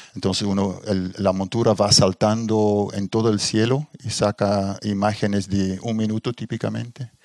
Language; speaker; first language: Spanish; non-native, fluent; Dutch